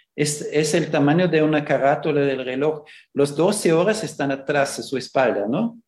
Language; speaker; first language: Spanish; non-native, fluent; German